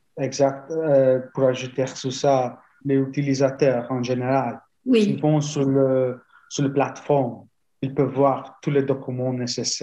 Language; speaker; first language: French; non-native, fluent; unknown